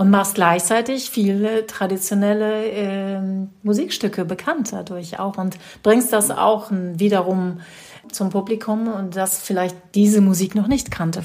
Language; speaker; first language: German; native; German